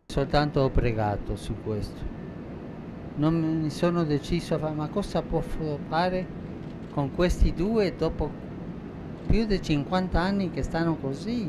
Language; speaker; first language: Italian; non-native, fluent; Spanish